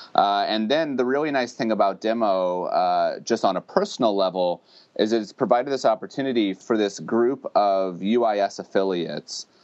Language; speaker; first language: English; native; English